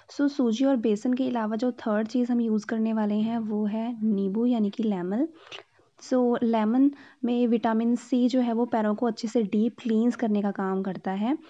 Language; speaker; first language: Hindi; non-native, local second language; Punjabi